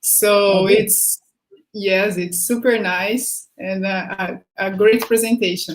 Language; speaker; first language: English; non-native, fluent; Portuguese